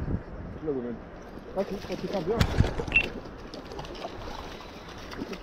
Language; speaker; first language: French; native; French